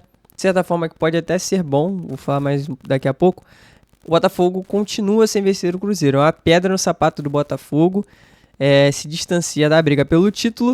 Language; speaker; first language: Portuguese; native; Portuguese